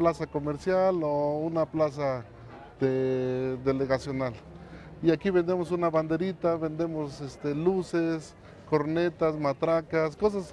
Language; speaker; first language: Spanish; native; Spanish